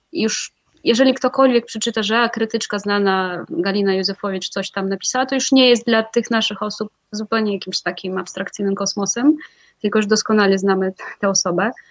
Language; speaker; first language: Polish; non-native, fluent; Russian